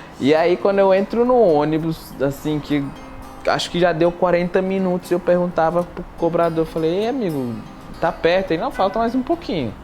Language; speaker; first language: Portuguese; non-native, local second language; Kabuverdianu